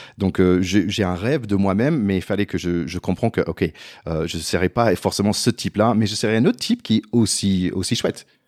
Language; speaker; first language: French; non-native, fluent; English